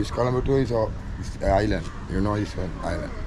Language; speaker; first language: English; non-native, learner; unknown